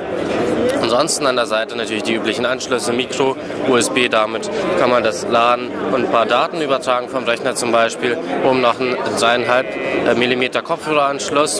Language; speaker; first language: German; native; German